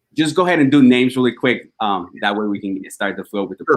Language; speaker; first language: English; early bilingual, other home language; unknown